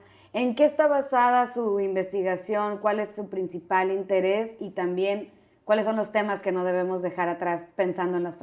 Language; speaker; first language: Spanish; native; Spanish